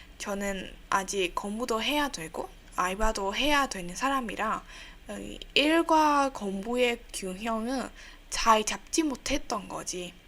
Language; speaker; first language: Korean; non-native, fluent; Burmese